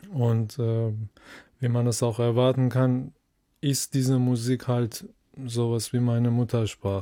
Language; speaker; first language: German; non-native, fluent; Persian